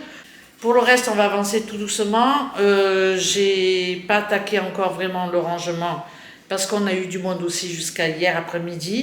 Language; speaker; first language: French; native; French